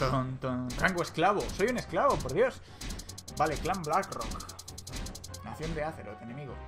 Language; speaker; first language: Spanish; native; Spanish